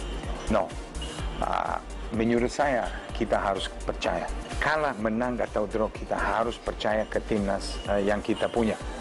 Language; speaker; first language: Indonesian; non-native, fluent; Serbian